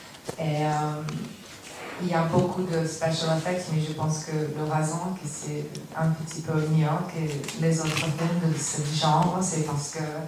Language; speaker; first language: French; non-native, learner; English